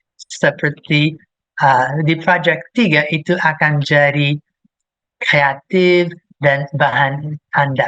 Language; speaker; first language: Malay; non-native, fluent; English